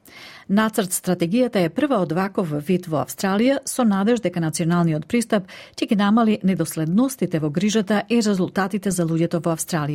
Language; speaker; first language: Macedonian; native; Macedonian